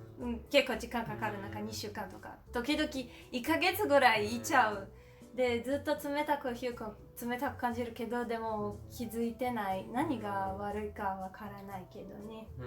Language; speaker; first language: Japanese; non-native, learner; Portuguese